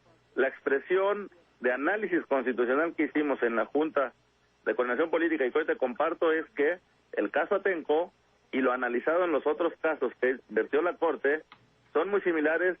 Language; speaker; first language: Spanish; native; Spanish